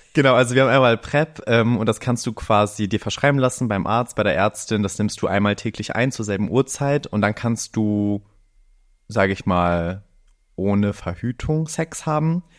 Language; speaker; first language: German; early bilingual, other home language; Greek